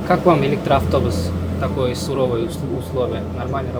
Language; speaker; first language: Russian; non-native, local second language; Kazakh